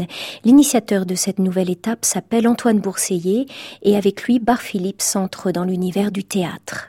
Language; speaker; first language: French; native; French